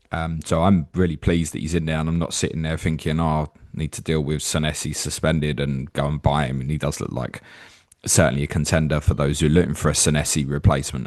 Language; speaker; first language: English; native; English